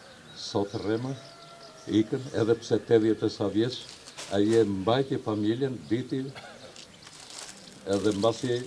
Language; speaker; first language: Albanian; native; Albanian